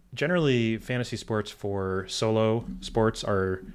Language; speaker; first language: English; native; English